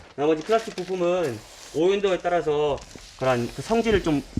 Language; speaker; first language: Korean; early bilingual, heritage; Korean